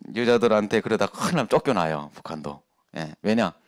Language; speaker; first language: Korean; native; Korean